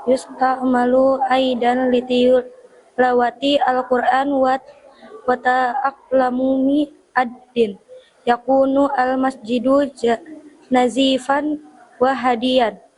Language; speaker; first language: Arabic; non-native, learner; Indonesian